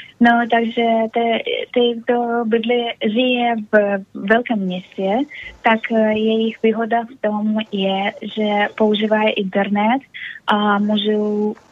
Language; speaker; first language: Czech; non-native, learner; Russian